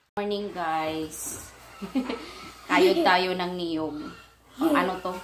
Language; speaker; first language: Filipino; non-native, local second language; Cebuano